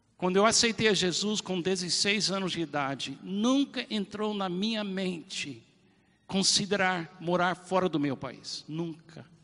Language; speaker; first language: Portuguese; non-native, fluent; English